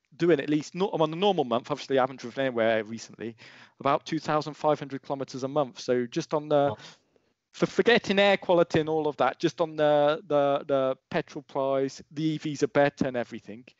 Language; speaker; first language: English; native; English